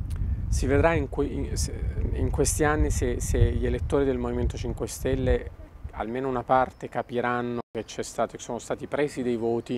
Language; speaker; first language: Italian; native; Italian